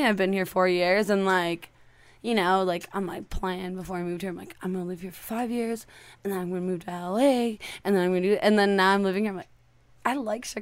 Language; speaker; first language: English; native; English